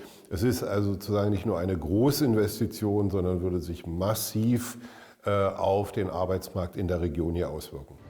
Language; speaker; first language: German; native; German